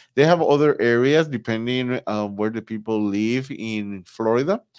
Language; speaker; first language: English; non-native, fluent; Spanish